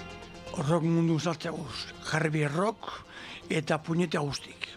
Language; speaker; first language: Basque; native; Basque